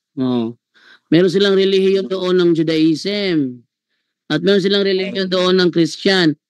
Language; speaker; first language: Filipino; non-native, local second language; Cebuano